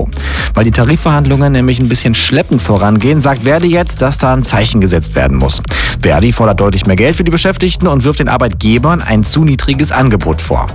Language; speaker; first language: German; native; German